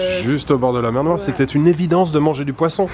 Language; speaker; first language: French; native; French